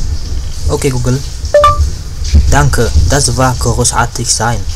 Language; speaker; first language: German; non-native, learner; Indonesian